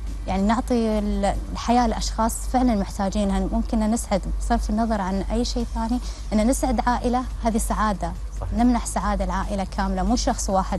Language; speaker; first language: Arabic; native; Arabic